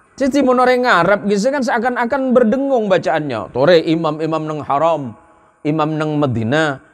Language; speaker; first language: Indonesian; native; Indonesian